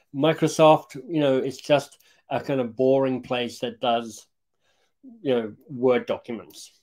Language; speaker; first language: English; native; English